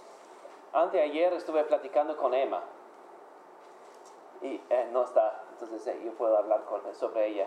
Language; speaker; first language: Spanish; non-native, fluent; English